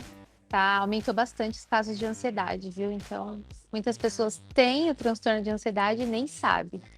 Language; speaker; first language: Portuguese; native; Portuguese